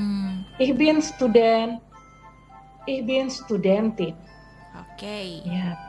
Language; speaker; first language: German; non-native, fluent; Indonesian